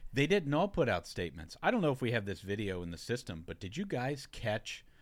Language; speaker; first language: English; native; English